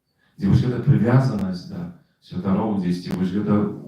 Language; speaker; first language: Polish; non-native, learner; Russian